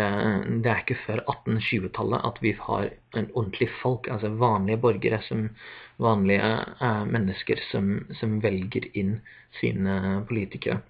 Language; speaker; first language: Norwegian; non-native, fluent; English